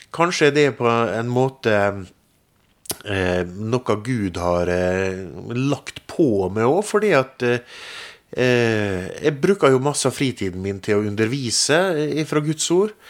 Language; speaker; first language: Norwegian; native; Norwegian